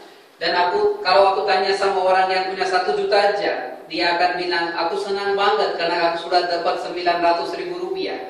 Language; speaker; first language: Indonesian; non-native, fluent; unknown